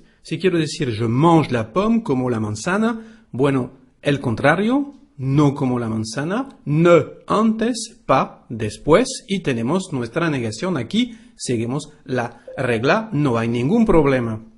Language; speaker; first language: Spanish; non-native, fluent; French